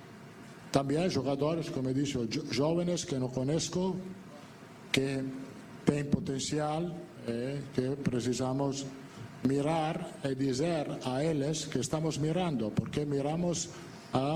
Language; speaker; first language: Portuguese; non-native, fluent; Italian